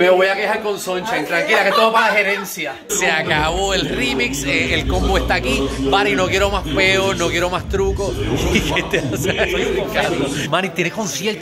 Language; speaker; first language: Spanish; native; Spanish